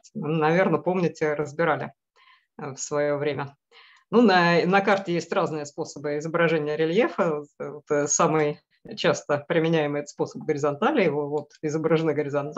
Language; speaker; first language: Russian; native; Russian